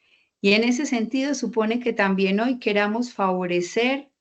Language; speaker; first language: Spanish; native; Spanish